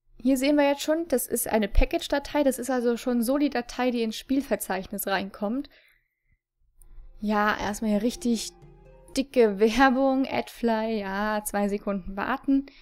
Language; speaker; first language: German; native; German